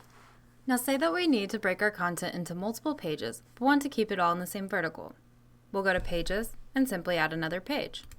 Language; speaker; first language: English; native; English